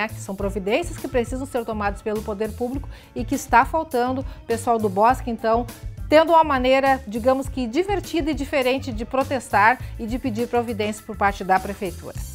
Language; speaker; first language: Portuguese; native; Portuguese